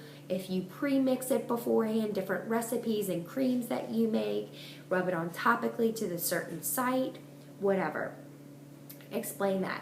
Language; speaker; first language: English; native; English